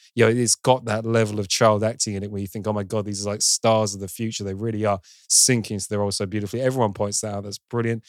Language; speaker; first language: English; native; English